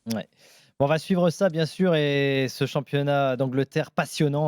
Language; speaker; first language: French; native; French